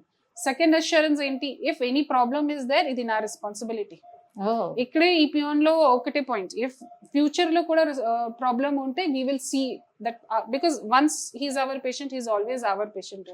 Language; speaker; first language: Telugu; non-native, fluent; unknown